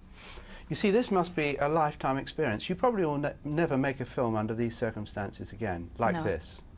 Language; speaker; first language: English; native; English